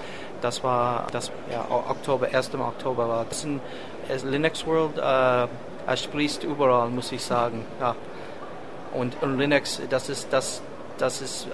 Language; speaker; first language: German; non-native, learner; English